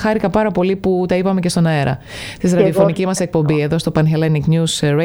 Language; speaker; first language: Greek; native; Greek